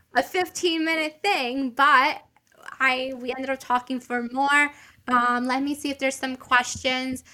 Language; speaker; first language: English; early bilingual, other home language; Italian